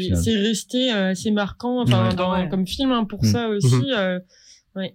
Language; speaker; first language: French; native; French